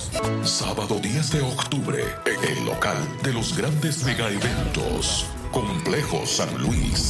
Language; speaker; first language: Spanish; native; Spanish